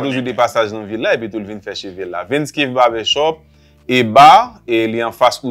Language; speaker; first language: French; non-native, local second language; Haitian Creole